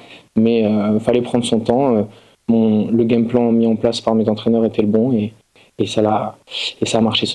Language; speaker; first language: French; native; French